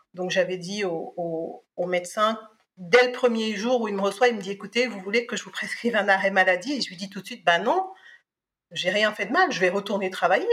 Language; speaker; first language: French; early bilingual, other home language; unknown